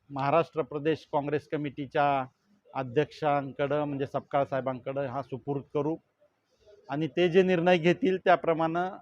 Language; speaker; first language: Marathi; native; Marathi